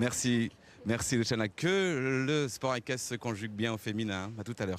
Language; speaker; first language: French; native; French